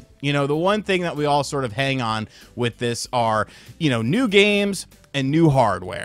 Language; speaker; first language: English; native; English